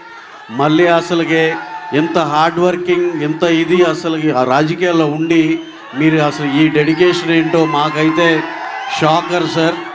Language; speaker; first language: Telugu; native; Telugu